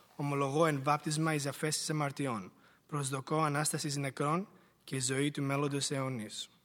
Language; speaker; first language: Greek; native; Greek